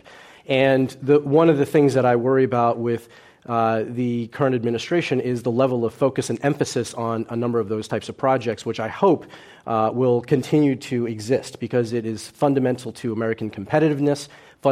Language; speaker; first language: English; early bilingual, other home language; Cantonese